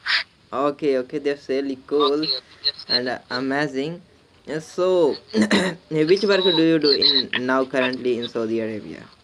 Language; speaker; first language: English; non-native, learner; Urdu